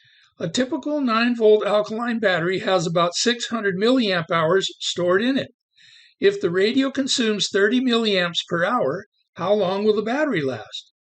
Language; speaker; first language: English; native; English